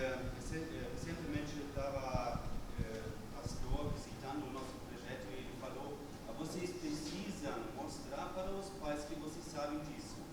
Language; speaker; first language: Portuguese; non-native, fluent; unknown